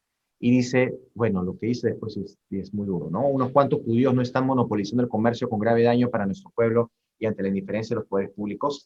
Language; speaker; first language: Spanish; native; Spanish